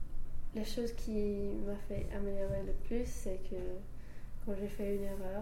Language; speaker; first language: French; non-native, fluent; English